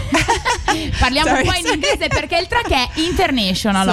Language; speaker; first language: Italian; native; Italian